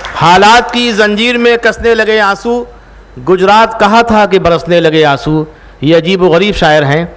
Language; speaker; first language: Urdu; native; Urdu